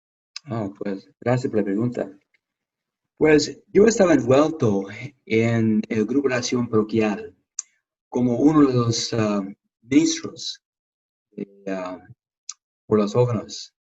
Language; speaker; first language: Spanish; non-native, fluent; English